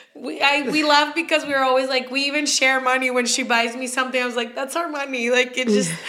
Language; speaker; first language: English; early bilingual, heritage; Spanish